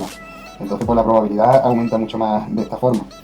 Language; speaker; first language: Spanish; native; Spanish